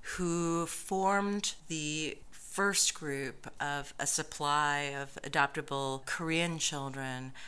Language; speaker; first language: English; native; English